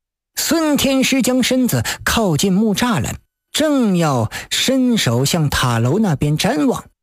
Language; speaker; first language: Chinese; native; Chinese